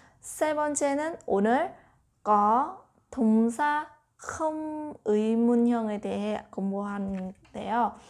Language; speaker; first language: Korean; non-native, learner; Vietnamese